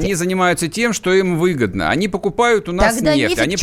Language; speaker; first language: Russian; native; Russian